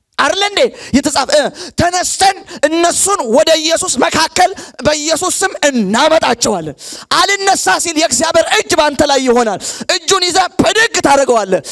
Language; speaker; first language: Amharic; native; Amharic